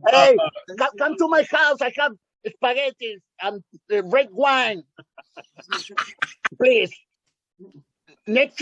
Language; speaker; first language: English; non-native, learner; Spanish